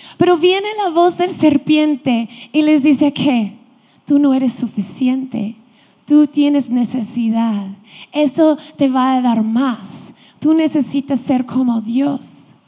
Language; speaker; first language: Spanish; non-native, fluent; English